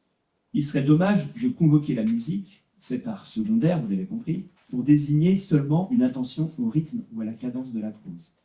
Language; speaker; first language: French; native; French